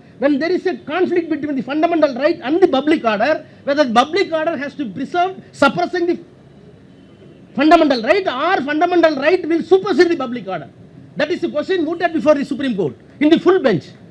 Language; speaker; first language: English; non-native, local second language; Tamil